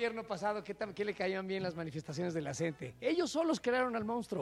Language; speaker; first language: Spanish; native; Spanish